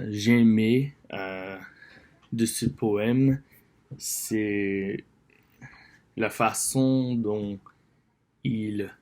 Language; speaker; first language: French; non-native, learner; English